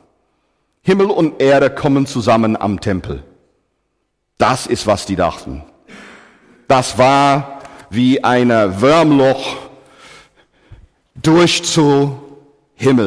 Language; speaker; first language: German; non-native, fluent; English